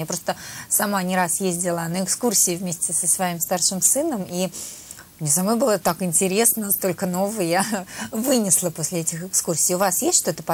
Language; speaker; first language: Russian; native; Russian